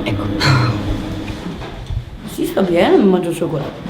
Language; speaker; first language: Italian; non-native, learner; Polish